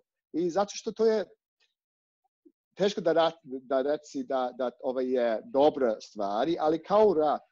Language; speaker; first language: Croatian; non-native, learner; English